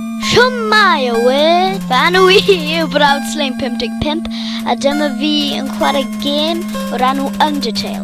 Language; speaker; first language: Welsh; non-native, local second language; English